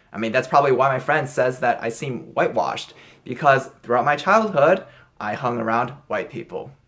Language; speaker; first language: English; early bilingual, other home language; Chinese